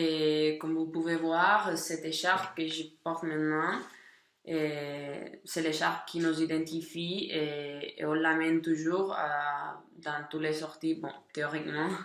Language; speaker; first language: French; non-native, learner; Catalan